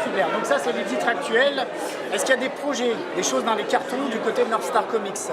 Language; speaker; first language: French; native; French